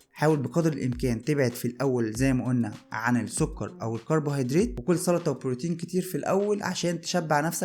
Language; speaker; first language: Arabic; native; Arabic